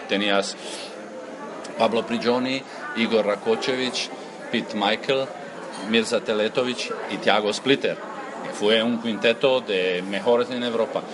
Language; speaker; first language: Spanish; non-native, learner; Croatian